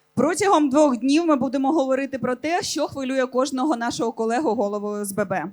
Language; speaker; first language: Ukrainian; native; Ukrainian